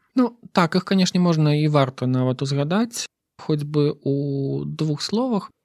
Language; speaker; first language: Belarusian; non-native, local second language; Russian